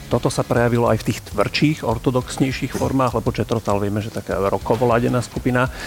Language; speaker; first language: Slovak; native; Slovak